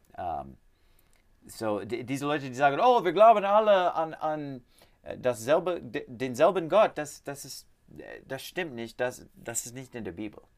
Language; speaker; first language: German; non-native, learner; English